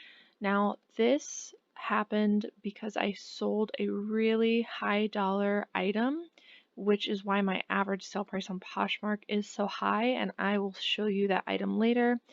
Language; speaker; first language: English; native; English